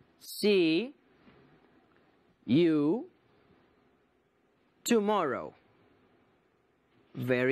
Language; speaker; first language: English; non-native, fluent; Spanish